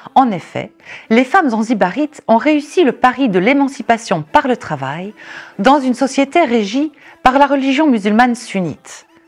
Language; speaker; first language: French; native; French